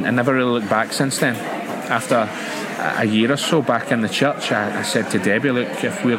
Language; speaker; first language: English; native; English